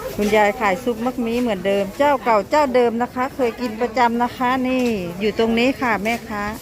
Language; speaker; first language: Thai; non-native, local second language; Lao